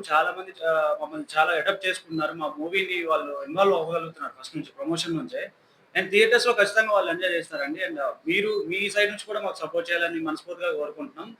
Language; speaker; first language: Telugu; native; Telugu